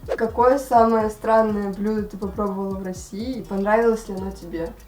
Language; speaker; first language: Russian; native; Russian